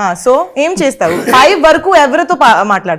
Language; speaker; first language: Telugu; non-native, learner; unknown